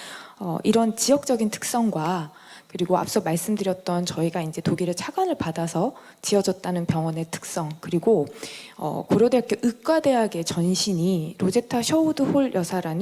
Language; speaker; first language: Korean; native; Korean